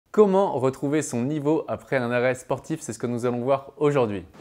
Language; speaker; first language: French; native; French